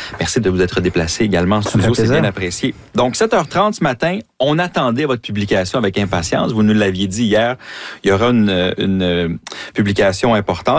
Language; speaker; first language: French; native; French